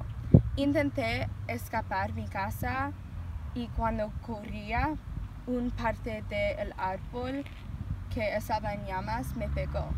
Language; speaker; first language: Spanish; non-native, learner; English